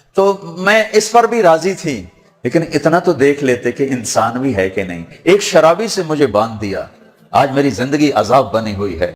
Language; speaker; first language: Urdu; non-native, local second language; Punjabi